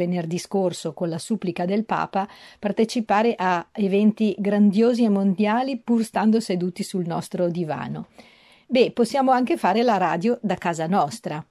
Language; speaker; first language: Italian; native; Italian